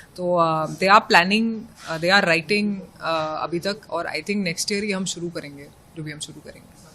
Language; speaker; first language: Hindi; native; Hindi